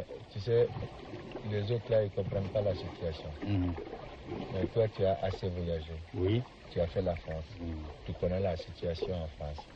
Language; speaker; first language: French; non-native, local second language; Soninke